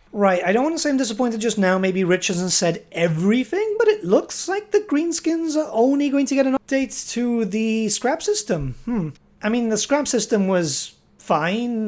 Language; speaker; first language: English; native; English